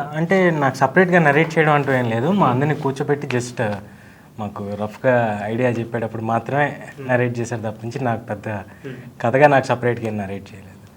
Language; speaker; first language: Telugu; native; Telugu